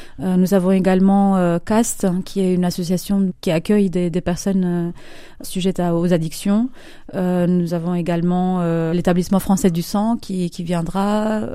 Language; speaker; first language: French; non-native, fluent; Romanian